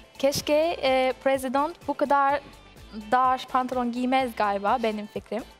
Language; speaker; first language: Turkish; non-native, learner; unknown